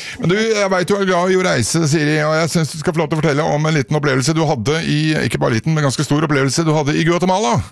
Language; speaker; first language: Norwegian; native; Norwegian